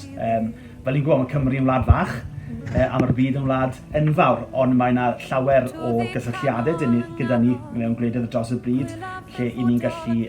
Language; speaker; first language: Welsh; native; Welsh